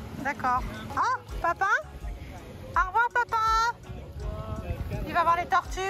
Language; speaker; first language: French; native; French